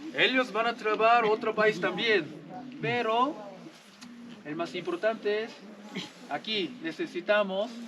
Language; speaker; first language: Spanish; non-native, learner; Korean